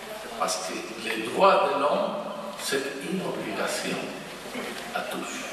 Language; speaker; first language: French; non-native, fluent; Spanish